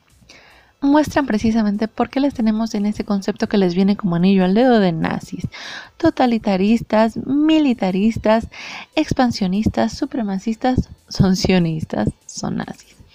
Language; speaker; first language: Spanish; native; Spanish